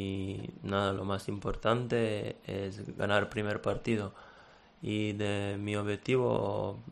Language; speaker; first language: Spanish; non-native, fluent; Serbian